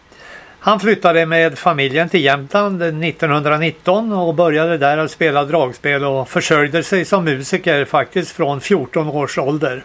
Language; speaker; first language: Swedish; native; Swedish